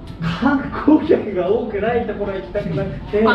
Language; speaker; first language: Japanese; non-native, learner; Korean